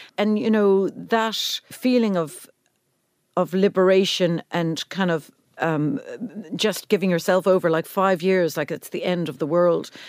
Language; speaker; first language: English; native; English